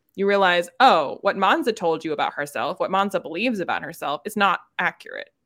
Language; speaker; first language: English; native; English